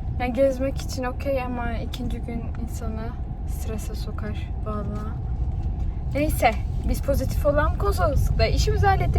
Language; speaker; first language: Turkish; early bilingual, heritage; Turkish